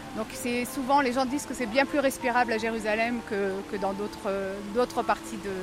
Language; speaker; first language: French; native; French